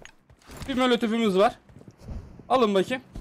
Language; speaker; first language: Turkish; native; Turkish